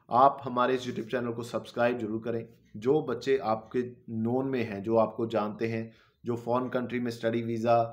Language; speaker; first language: Hindi; non-native, local second language; Punjabi